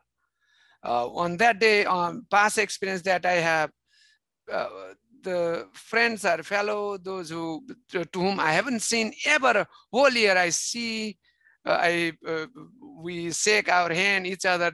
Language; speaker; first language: English; non-native, fluent; Nepali